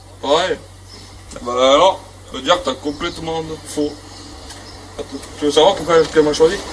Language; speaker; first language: French; native; French